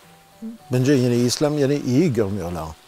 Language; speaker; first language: Turkish; non-native, learner; French